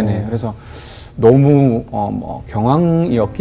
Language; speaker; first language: Korean; native; Korean